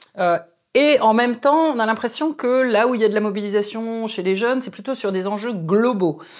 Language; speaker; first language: French; native; French